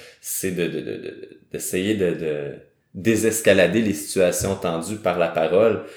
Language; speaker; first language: French; native; French